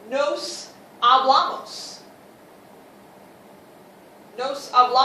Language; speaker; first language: Spanish; non-native, fluent; English